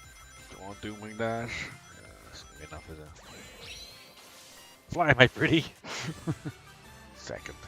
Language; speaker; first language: English; native; English